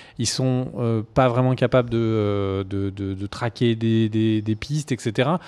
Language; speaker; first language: French; native; French